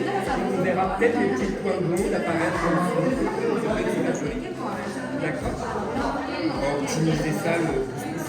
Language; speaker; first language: French; native; French